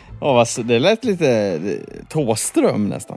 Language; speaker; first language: Swedish; native; Swedish